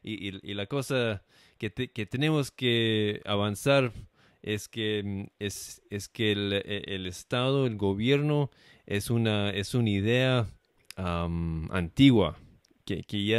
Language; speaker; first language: Spanish; non-native, learner; English